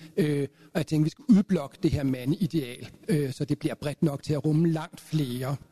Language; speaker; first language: Danish; native; Danish